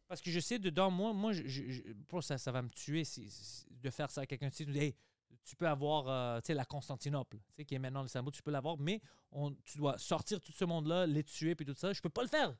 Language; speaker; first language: French; early bilingual, other home language; Greek